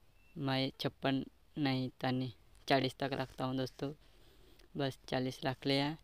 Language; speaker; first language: Hindi; native; Hindi